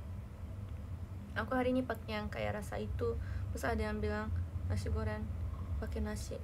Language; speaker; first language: Indonesian; native; Indonesian